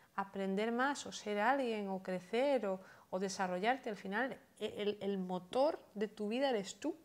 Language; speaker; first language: Spanish; native; Spanish